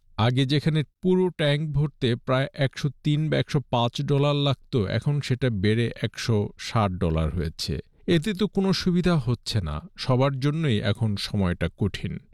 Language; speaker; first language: Bangla; native; Bangla